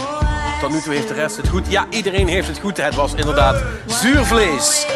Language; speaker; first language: Dutch; native; Dutch